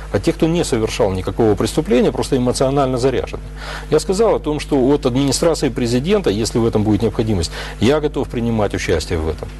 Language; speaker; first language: Russian; native; Russian